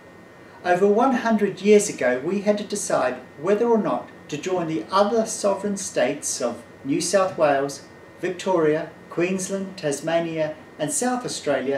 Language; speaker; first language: English; native; English